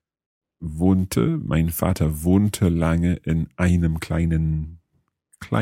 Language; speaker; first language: German; non-native, learner; English